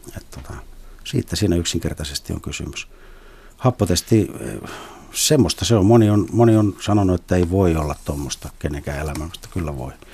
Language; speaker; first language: Finnish; native; Finnish